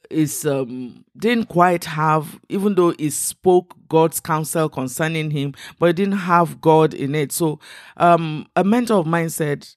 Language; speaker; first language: English; non-native, local second language; Igbo